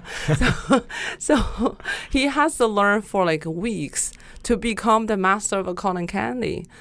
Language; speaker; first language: English; non-native, fluent; Chinese